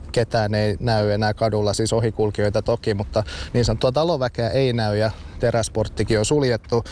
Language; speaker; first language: Finnish; native; Finnish